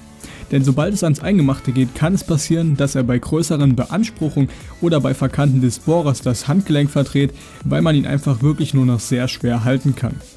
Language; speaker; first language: German; native; German